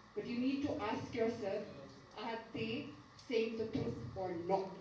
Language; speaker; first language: English; non-native, local second language; Nepali